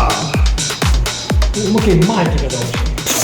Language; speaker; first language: Chinese; non-native, fluent; Italian